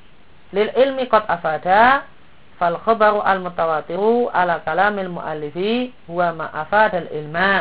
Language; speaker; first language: Arabic; non-native, fluent; Indonesian